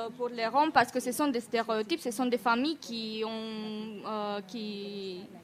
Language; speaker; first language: French; non-native, learner; Romanian